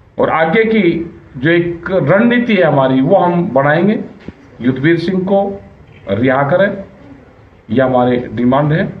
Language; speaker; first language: Hindi; native; Hindi